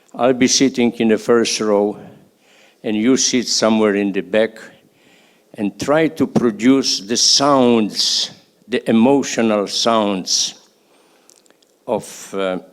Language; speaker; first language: English; non-native, fluent; Polish